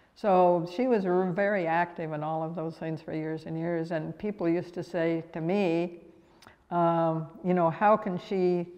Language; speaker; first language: English; native; English